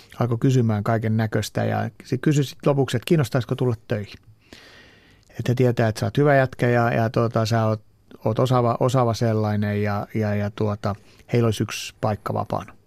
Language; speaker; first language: Finnish; native; Finnish